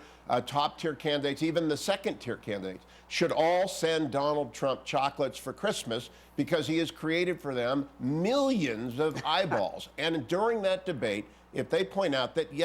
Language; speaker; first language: English; native; English